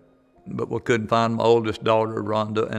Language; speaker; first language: English; native; English